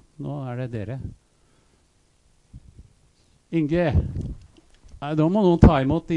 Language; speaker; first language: Norwegian; native; Norwegian